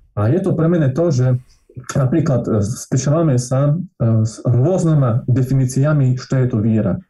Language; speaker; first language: Slovak; non-native, local second language; Rusyn